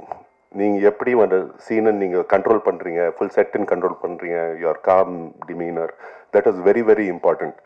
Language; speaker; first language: Tamil; non-native, local second language; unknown